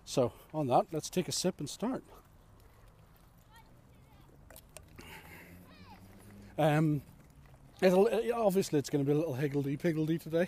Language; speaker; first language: English; native; English